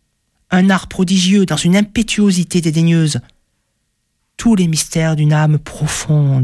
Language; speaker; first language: French; native; French